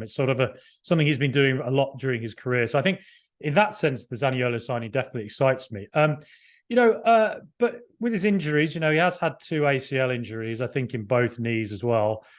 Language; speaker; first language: English; native; English